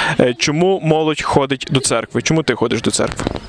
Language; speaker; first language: Ukrainian; native; Ukrainian